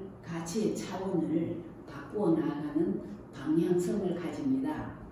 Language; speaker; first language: Korean; native; Korean